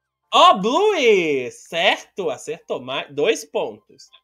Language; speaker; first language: Portuguese; native; Portuguese